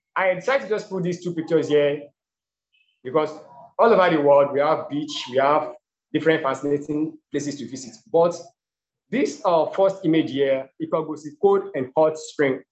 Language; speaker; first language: English; non-native, local second language; Yoruba